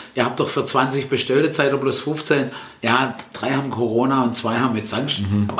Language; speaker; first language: German; early bilingual, other home language; Italian